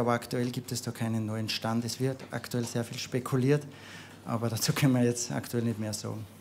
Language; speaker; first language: German; native; German